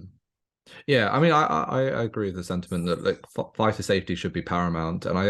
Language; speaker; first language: English; native; English